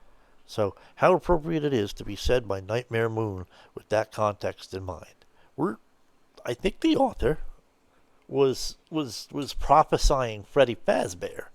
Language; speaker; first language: English; native; English